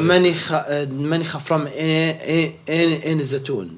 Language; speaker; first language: Swedish; non-native, local second language; Arabic